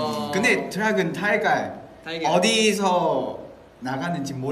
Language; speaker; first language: Korean; non-native, fluent; Vietnamese